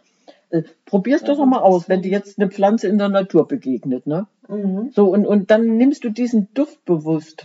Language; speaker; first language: German; native; German